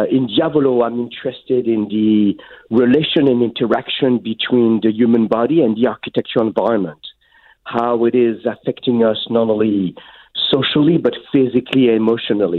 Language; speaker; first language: English; non-native, fluent; French